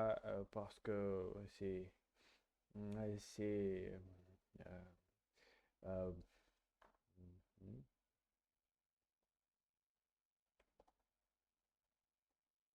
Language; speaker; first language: French; non-native, learner; English